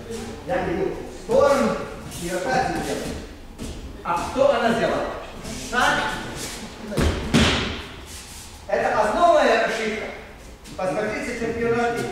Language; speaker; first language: Russian; non-native, learner; Serbian